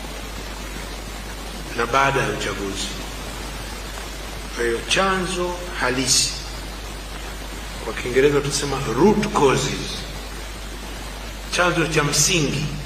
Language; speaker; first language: Swahili; native; Swahili